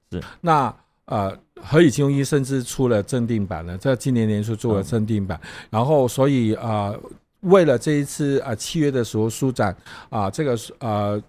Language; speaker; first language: Chinese; non-native, local second language; Cantonese